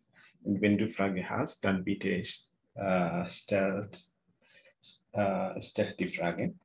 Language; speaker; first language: German; non-native, fluent; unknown